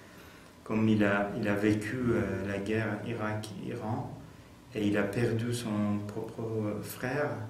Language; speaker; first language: French; non-native, fluent; Persian